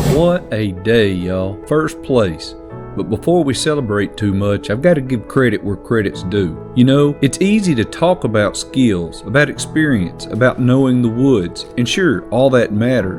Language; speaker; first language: English; native; English